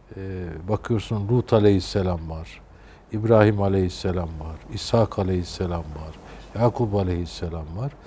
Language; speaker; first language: Turkish; native; Turkish